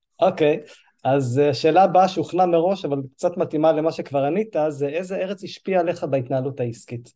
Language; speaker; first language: Hebrew; native; Hebrew